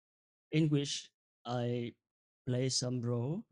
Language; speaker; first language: English; non-native, fluent; Vietnamese